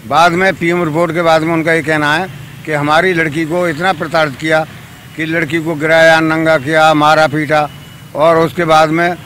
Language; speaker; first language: Hindi; native; Hindi